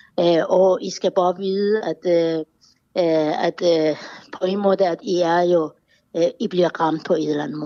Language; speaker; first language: Danish; non-native, fluent; Persian